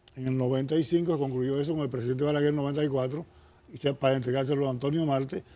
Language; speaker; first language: Spanish; native; Spanish